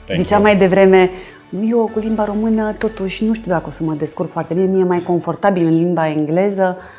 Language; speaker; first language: Romanian; native; Romanian